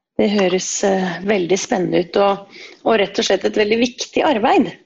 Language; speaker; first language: Norwegian; native; Norwegian